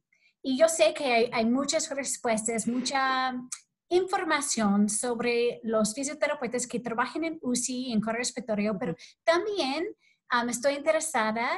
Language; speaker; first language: Spanish; non-native, fluent; English